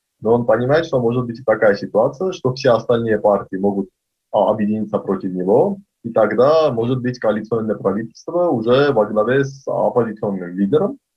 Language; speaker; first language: Russian; non-native, local second language; Armenian